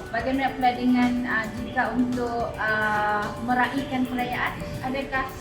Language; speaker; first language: Malay; native; Malay